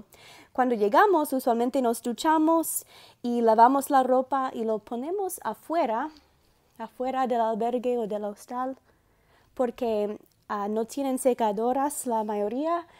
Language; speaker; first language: Spanish; non-native, fluent; English